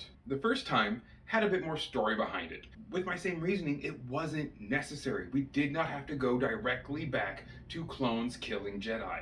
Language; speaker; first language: English; native; English